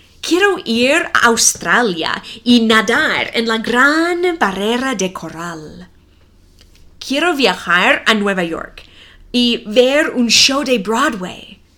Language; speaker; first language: Spanish; non-native, fluent; English